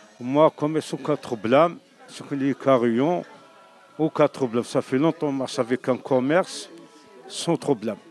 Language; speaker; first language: French; non-native, learner; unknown